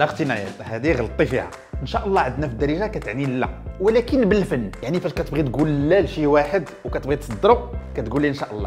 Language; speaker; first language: Arabic; native; Arabic